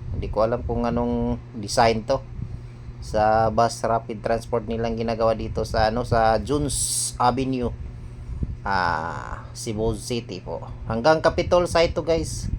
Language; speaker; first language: Filipino; non-native, local second language; Cebuano